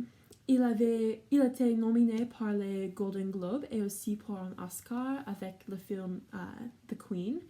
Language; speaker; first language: French; non-native, learner; English